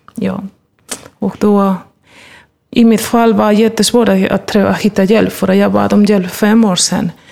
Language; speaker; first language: Swedish; non-native, fluent; Spanish